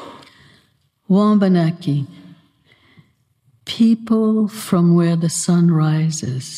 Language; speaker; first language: English; native; English